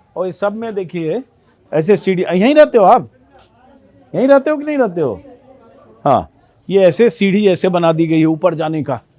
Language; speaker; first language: Hindi; native; Hindi